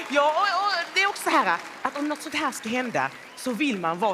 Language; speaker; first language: Swedish; native; Swedish